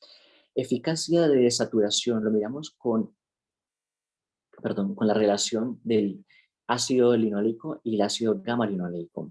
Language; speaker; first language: Spanish; native; Spanish